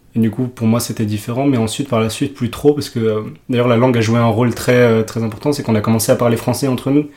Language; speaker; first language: French; early bilingual, other home language; Urdu